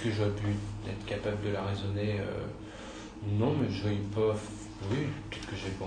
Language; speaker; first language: French; native; French